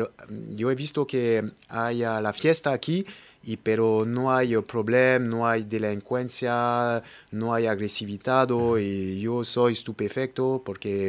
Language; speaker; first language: Spanish; non-native, learner; French